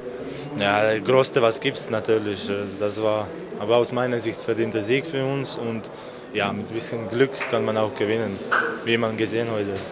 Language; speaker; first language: German; non-native, learner; Slovak